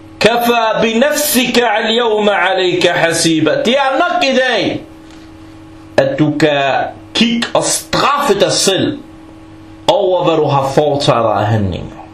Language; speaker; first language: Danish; non-native, fluent; Arabic